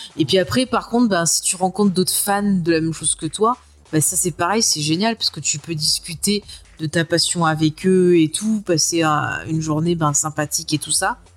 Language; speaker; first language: French; native; French